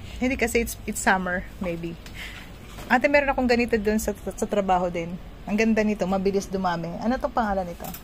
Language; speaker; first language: Filipino; non-native, local second language; Cebuano